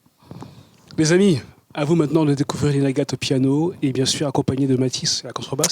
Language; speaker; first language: French; native; French